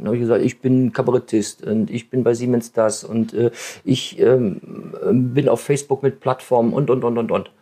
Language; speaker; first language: German; native; German